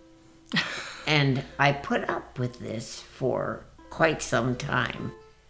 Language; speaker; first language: English; native; English